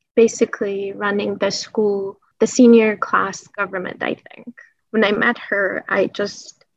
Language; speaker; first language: English; early bilingual, other home language; Persian